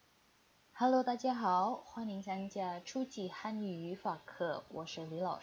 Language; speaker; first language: Chinese; non-native, fluent; Indonesian